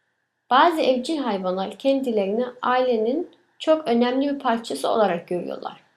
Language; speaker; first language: Turkish; early bilingual, other home language; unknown